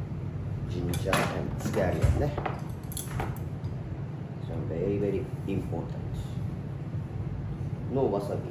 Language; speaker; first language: English; non-native, learner; Japanese